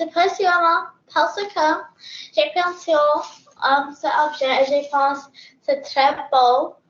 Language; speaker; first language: French; non-native, learner; English